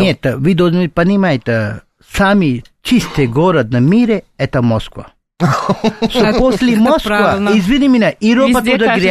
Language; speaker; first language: Russian; non-native, learner; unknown